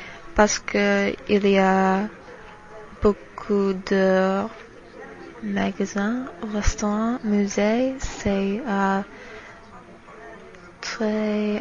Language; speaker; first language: French; non-native, learner; English